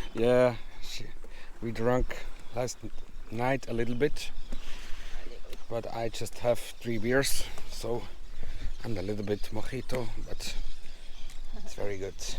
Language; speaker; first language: English; non-native, fluent; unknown